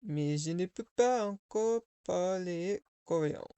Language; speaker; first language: French; non-native, learner; English